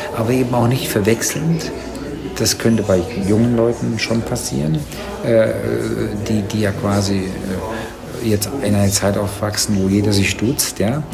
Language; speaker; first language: German; native; German